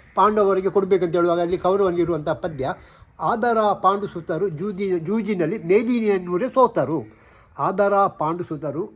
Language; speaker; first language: Kannada; native; Kannada